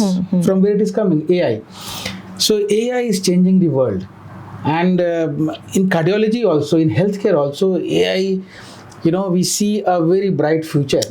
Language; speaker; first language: English; non-native, local second language; Bangla